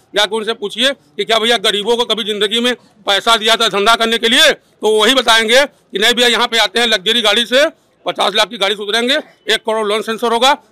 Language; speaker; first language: Hindi; native; Hindi